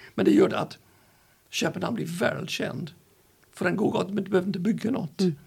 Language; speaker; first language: Swedish; non-native, fluent; English